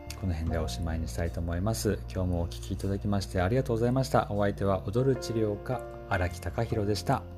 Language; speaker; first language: Japanese; native; Japanese